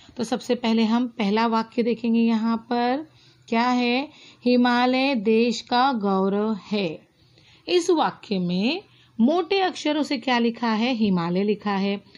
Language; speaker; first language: Hindi; non-native, local second language; Marathi